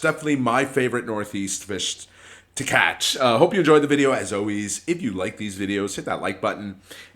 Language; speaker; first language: English; native; English